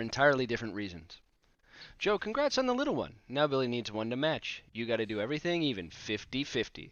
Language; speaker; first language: English; native; English